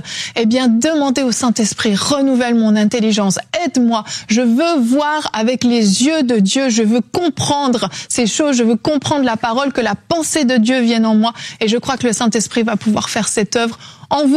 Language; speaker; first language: French; native; French